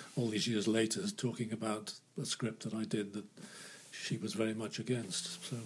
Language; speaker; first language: English; native; English